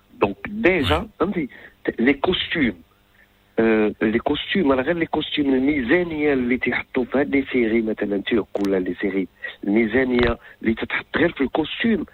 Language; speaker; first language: French; non-native, local second language; Arabic